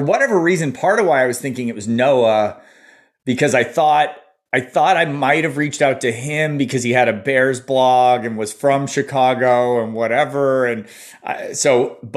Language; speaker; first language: English; native; English